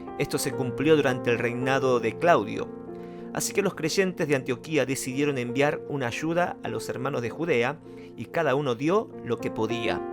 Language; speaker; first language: Spanish; non-native, fluent; Korean